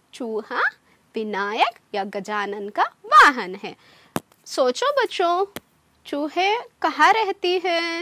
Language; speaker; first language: Hindi; non-native, local second language; Kannada